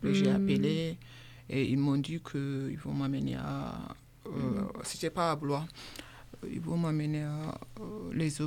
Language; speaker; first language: French; non-native, local second language; Soninke